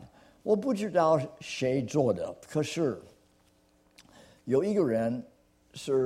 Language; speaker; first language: Chinese; non-native, fluent; English